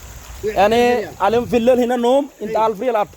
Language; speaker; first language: Arabic; non-native, learner; Bangla